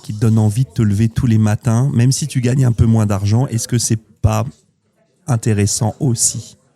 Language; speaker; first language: French; native; French